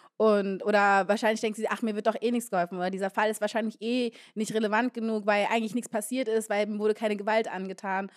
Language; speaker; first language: German; native; German